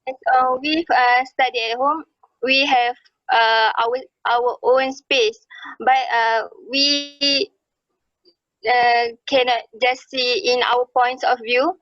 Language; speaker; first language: English; non-native, local second language; Malay